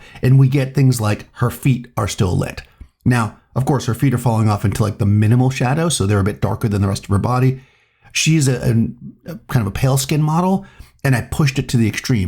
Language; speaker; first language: English; native; English